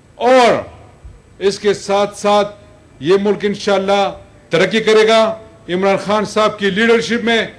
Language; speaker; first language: Urdu; non-native, local second language; Pashto